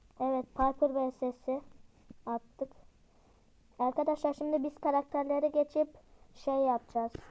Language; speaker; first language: Turkish; native; Turkish